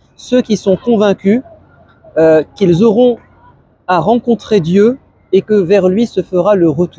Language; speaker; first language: French; native; French